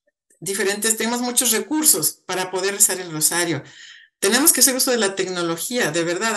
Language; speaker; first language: Spanish; native; Spanish